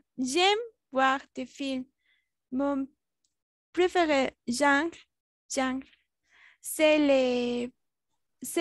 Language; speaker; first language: French; non-native, learner; Spanish